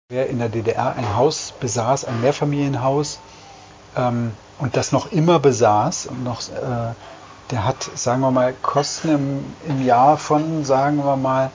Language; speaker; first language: German; native; German